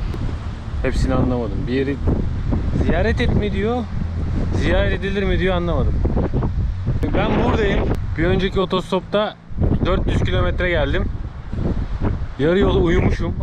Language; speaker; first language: Turkish; native; Turkish